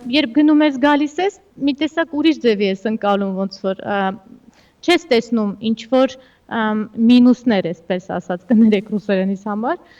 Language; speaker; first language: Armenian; early bilingual, heritage; Armenian